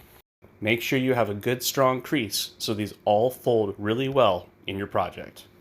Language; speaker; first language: English; native; English